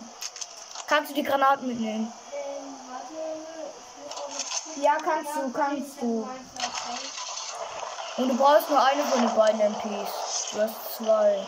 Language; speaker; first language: German; native; German